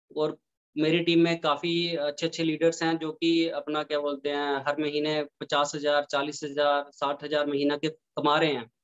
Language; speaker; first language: Hindi; native; Hindi